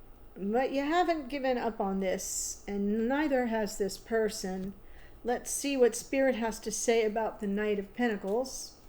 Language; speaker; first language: English; native; English